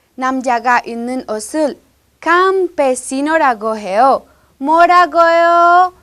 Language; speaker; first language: Korean; non-native, learner; Spanish